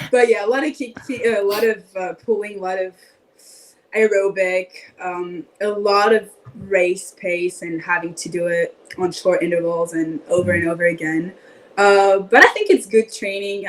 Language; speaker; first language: English; non-native, fluent; French